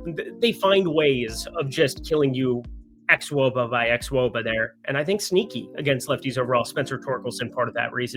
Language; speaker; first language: English; native; English